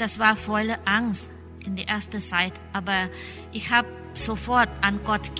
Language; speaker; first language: German; non-native, learner; Thai